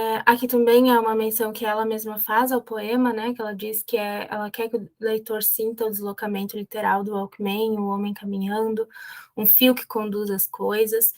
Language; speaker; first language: Portuguese; native; Portuguese